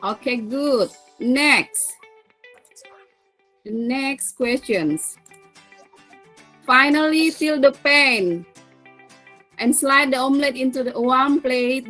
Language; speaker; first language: English; non-native, learner; Indonesian